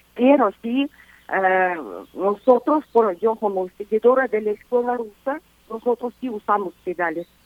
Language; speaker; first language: Spanish; non-native, fluent; Russian